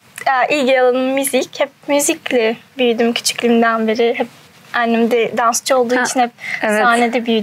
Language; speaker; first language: Turkish; early bilingual, heritage; Turkish